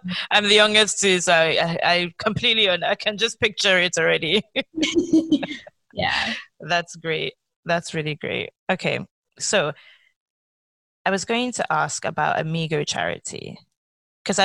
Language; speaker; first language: English; non-native, local second language; Yoruba